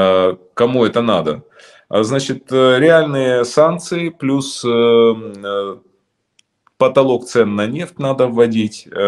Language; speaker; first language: Russian; native; Russian